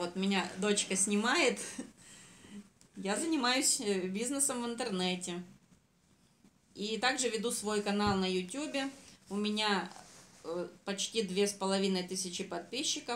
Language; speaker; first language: Russian; native; Russian